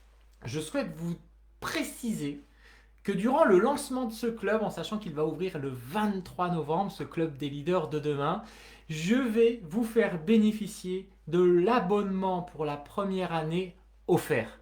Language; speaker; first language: French; native; French